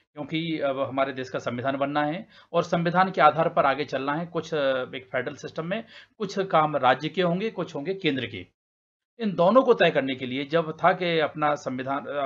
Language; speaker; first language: Hindi; native; Hindi